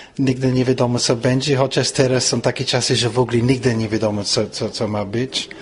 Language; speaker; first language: Polish; non-native, fluent; English